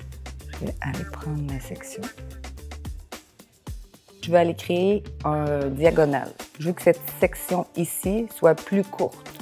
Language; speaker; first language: French; native; French